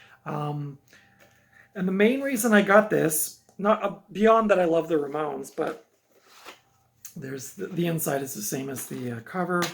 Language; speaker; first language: English; native; English